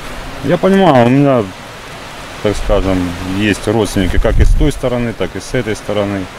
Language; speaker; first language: Russian; native; Russian